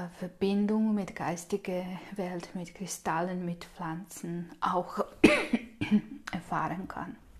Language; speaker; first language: German; non-native, fluent; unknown